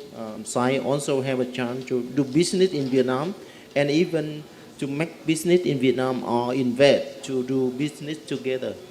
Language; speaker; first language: English; non-native, learner; Vietnamese